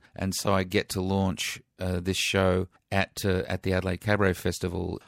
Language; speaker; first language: English; native; English